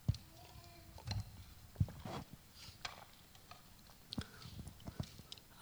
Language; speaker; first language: English; non-native, local second language; Bemba